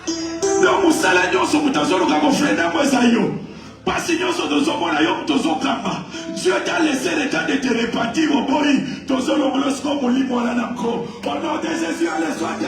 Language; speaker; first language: French; non-native, local second language; Lingala